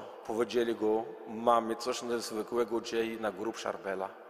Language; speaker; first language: Polish; non-native, learner; Arabic